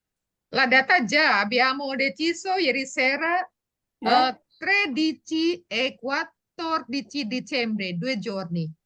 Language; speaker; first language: Italian; non-native, learner; Indonesian